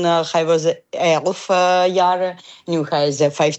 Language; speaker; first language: Dutch; non-native, learner; Ukrainian